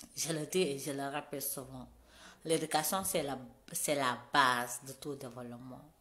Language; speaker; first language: French; non-native, local second language; Wolof